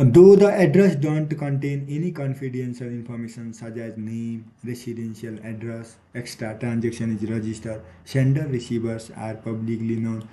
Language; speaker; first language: English; non-native, local second language; Nepali